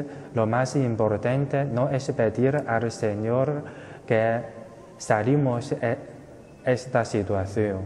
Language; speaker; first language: Spanish; non-native, fluent; Chinese